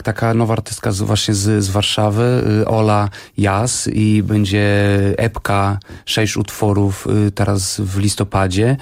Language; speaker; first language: Polish; non-native, fluent; Portuguese